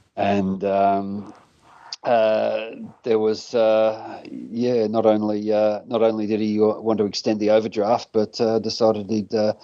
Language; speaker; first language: English; native; English